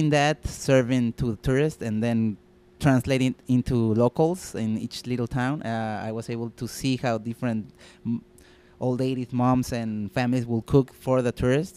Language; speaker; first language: English; non-native, fluent; Spanish